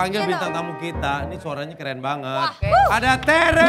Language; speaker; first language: Indonesian; native; Indonesian